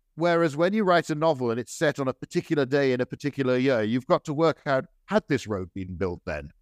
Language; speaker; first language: English; native; English